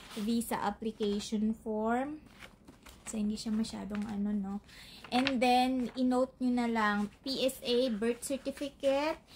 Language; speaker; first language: Filipino; native; Filipino